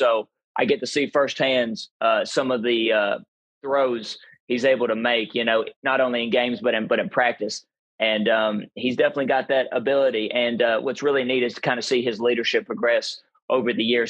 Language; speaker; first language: English; native; English